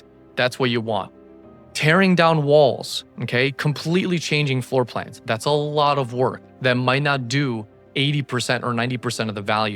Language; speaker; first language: English; native; English